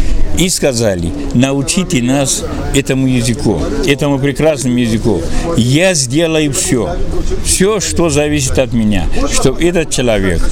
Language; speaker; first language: Russian; non-native, fluent; Pashto